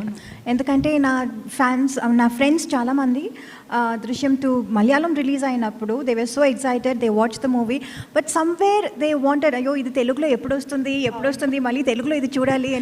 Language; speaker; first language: Telugu; non-native, fluent; Tamil